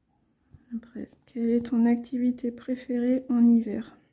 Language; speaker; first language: French; native; French